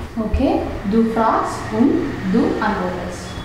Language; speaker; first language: German; non-native, learner; Malayalam